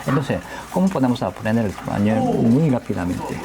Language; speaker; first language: Spanish; non-native, learner; Korean